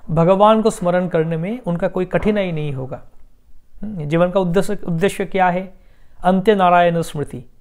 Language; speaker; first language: Hindi; non-native, local second language; Bangla